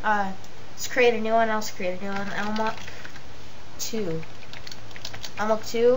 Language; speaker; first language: English; native; English